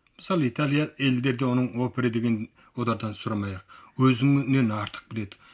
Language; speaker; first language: Kazakh; early bilingual, heritage; Kazakh